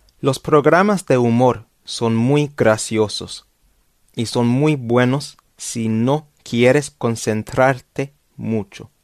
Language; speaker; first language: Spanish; non-native, fluent; English